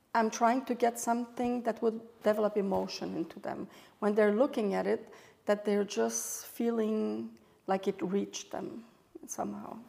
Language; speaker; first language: English; native; English